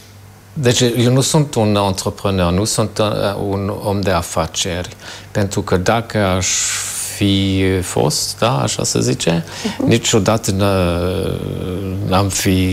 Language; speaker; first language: Romanian; non-native, fluent; German